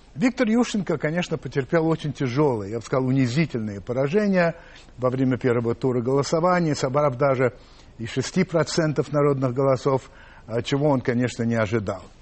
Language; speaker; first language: Russian; non-native, fluent; French